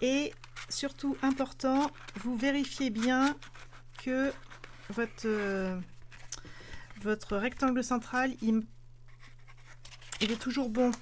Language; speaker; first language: French; native; French